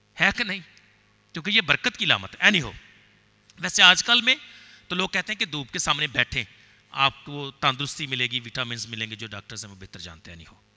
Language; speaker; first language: Urdu; non-native, local second language; Punjabi